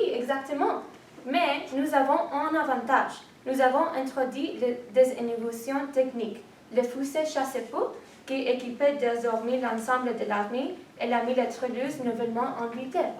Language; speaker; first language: French; non-native, learner; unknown